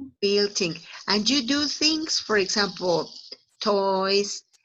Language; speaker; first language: English; non-native, fluent; Spanish